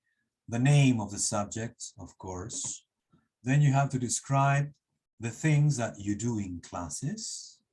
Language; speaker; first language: English; non-native, fluent; Spanish